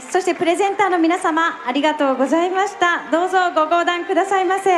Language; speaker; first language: Japanese; native; Japanese